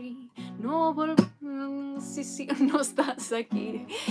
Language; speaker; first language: Spanish; non-native, fluent; English